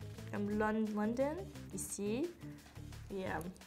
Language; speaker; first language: French; non-native, fluent; English